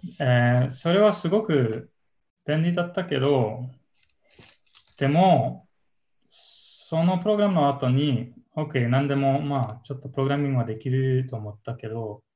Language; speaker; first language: Japanese; non-native, learner; English